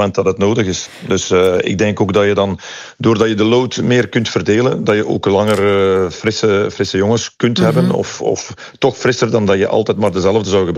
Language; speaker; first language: Dutch; native; Dutch